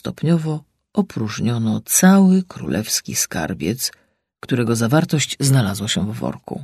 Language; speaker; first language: Polish; native; Polish